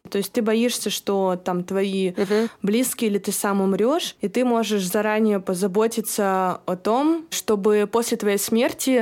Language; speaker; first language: Russian; native; Russian